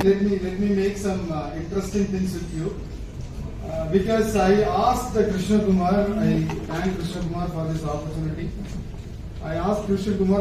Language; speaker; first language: English; non-native, local second language; Tamil